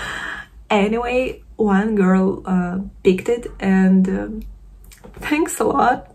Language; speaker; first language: English; non-native, learner; Russian